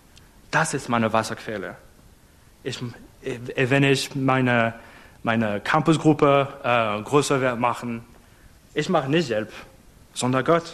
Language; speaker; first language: German; non-native, fluent; English